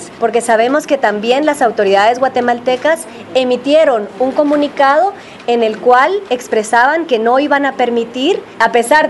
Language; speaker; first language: Spanish; native; Spanish